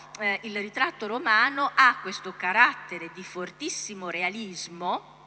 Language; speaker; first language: Italian; native; Italian